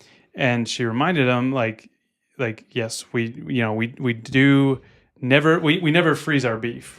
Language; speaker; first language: English; native; English